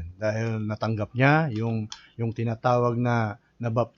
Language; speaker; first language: Filipino; native; Filipino